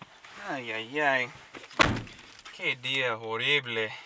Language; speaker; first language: Spanish; non-native, learner; English